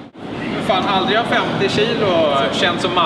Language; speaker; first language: Swedish; native; Swedish